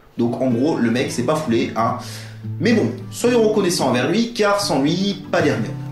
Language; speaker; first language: French; native; French